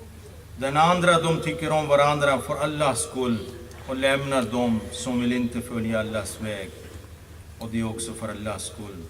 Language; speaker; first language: Swedish; non-native, fluent; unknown